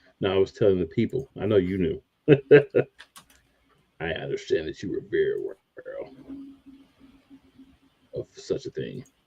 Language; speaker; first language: English; native; English